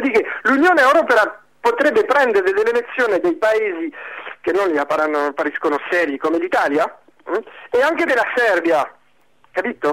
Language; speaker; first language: Italian; non-native, fluent; French